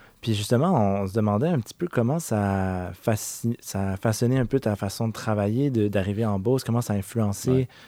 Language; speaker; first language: French; native; French